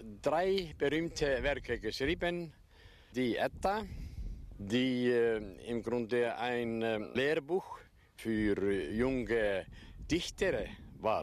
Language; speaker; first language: German; non-native, fluent; Icelandic